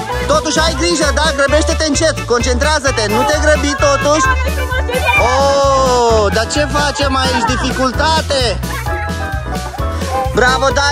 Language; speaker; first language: Romanian; native; Romanian